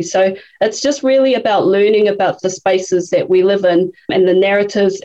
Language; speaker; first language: English; native; English